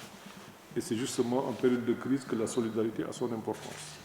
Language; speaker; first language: French; non-native, local second language; Wolof